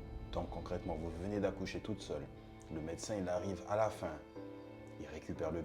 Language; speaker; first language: French; native; French